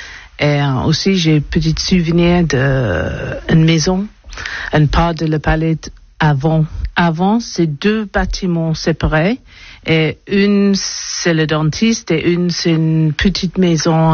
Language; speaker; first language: French; non-native, learner; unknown